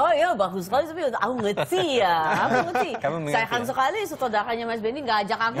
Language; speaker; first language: Indonesian; native; Indonesian